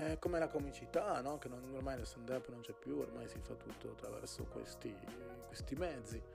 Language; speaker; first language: Italian; early bilingual, heritage; Italian